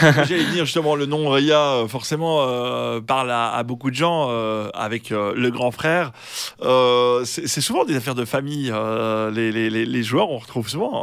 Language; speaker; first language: French; native; French